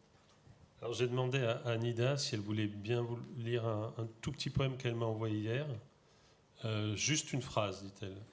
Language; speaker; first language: French; native; French